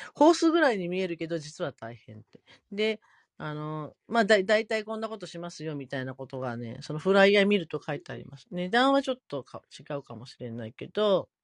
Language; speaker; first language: Japanese; native; Japanese